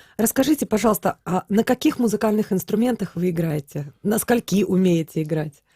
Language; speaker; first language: Russian; native; Russian